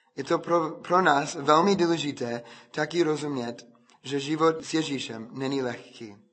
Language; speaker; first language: Czech; non-native, fluent; English